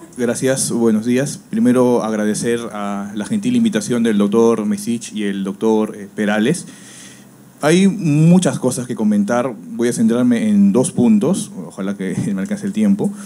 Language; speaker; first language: Spanish; native; Spanish